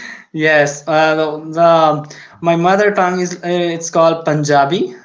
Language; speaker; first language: English; non-native, learner; Urdu